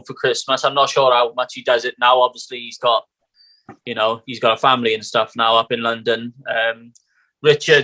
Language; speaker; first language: English; native; English